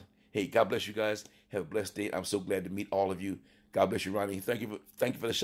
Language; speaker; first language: English; native; English